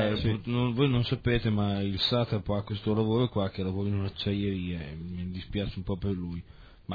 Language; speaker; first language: Italian; native; Italian